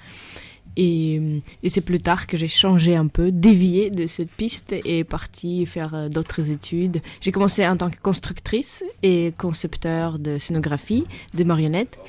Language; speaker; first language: French; non-native, fluent; Russian